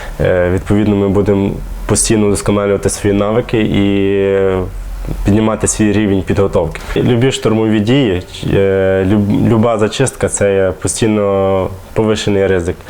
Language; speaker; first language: Ukrainian; native; Ukrainian